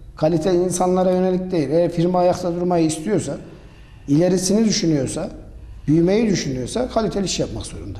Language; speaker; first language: Turkish; native; Turkish